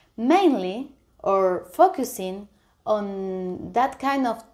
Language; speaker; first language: English; non-native, fluent; Spanish